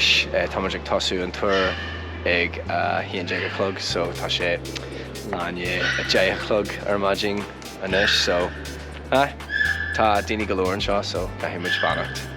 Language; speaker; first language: Irish; non-native, local second language; English